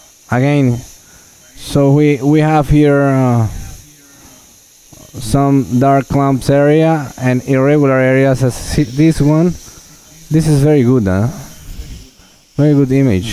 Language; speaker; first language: English; non-native, fluent; Spanish